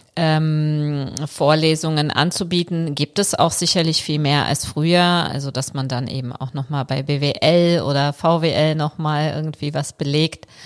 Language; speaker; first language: German; early bilingual, other home language; Bulgarian